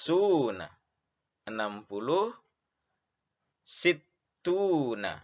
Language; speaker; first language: Arabic; non-native, fluent; Indonesian